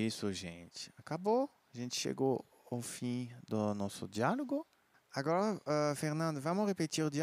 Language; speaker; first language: Portuguese; non-native, fluent; French